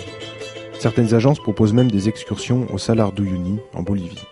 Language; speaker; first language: French; native; French